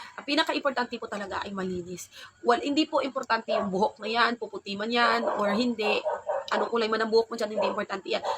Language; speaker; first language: Filipino; non-native, local second language; Hiligaynon